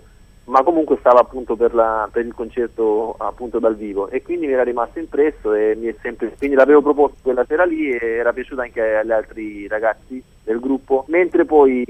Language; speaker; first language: Italian; native; Italian